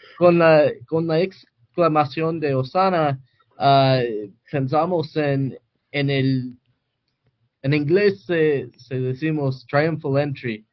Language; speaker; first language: Spanish; non-native, fluent; English